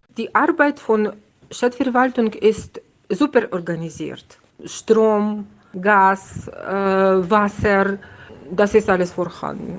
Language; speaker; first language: German; non-native, fluent; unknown